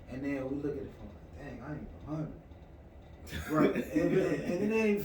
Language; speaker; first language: English; native; English